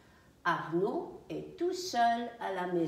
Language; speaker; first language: French; non-native, fluent; Dutch